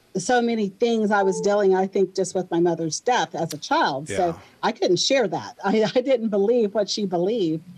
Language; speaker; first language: English; native; English